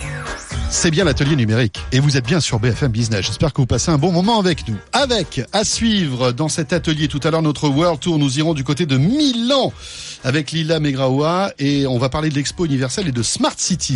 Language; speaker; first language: French; native; French